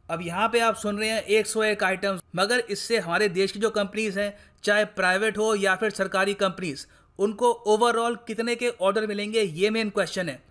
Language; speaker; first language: Hindi; native; Hindi